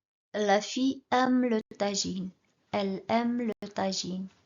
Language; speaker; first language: French; non-native, local second language; Arabic